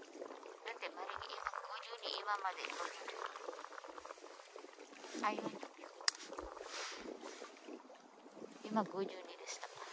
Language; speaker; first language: Japanese; non-native, learner; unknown